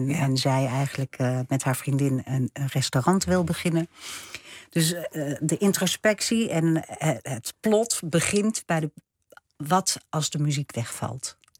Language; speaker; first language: Dutch; native; Dutch